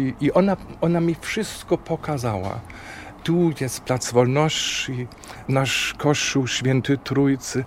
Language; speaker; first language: Polish; non-native, fluent; German